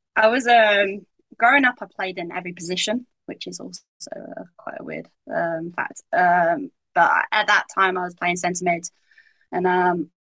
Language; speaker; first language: English; native; English